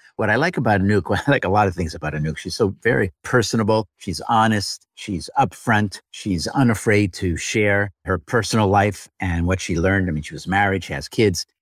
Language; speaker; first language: English; native; English